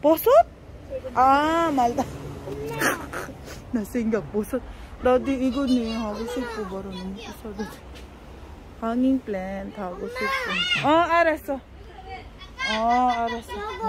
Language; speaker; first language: Korean; non-native, learner; Filipino